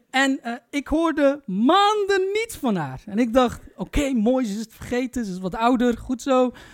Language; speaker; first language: Dutch; early bilingual, other home language; Turkish